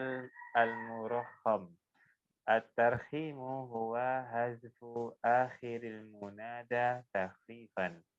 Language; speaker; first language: Arabic; non-native, learner; Indonesian